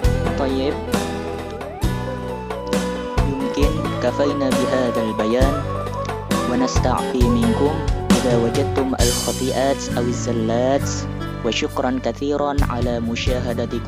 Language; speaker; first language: Arabic; non-native, learner; Indonesian